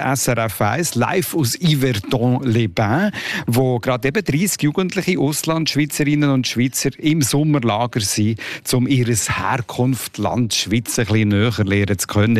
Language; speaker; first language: German; native; German